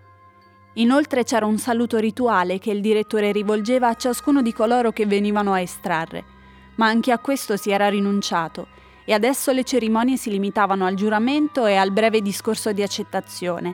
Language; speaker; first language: Italian; native; Italian